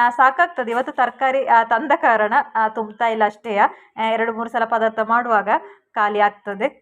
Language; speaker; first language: Kannada; non-native, local second language; Tulu